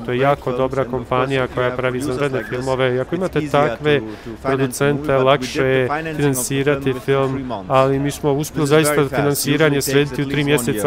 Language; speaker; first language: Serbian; early bilingual, heritage; Albanian